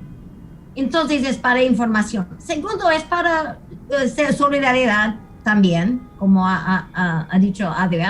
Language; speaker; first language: Spanish; non-native, fluent; English